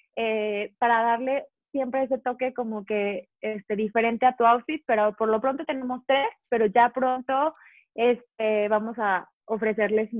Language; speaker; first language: Spanish; native; Spanish